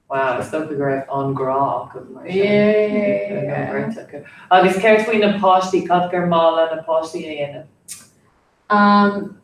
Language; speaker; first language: Irish; non-native, fluent; English